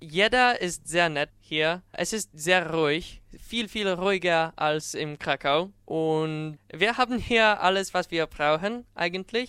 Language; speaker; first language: German; non-native, fluent; Polish